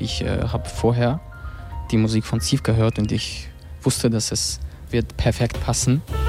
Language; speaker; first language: German; non-native, fluent; Armenian